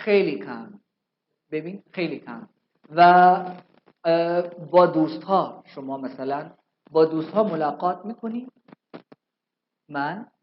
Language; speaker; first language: Persian; non-native, fluent; Urdu